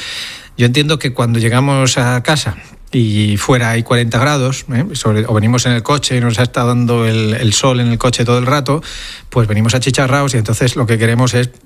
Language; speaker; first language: Spanish; native; Spanish